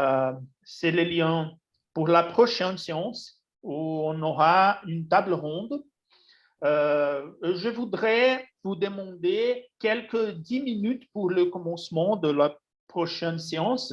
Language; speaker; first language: French; non-native, fluent; Portuguese